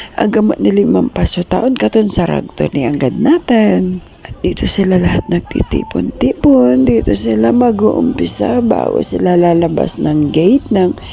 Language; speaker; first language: Filipino; non-native, local second language; Pangasinan